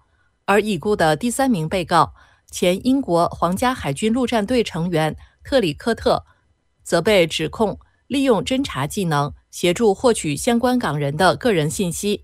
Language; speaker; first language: Chinese; native; Chinese